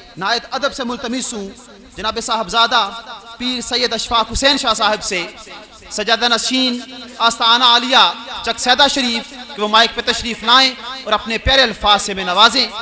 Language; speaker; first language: Urdu; non-native, local second language; Punjabi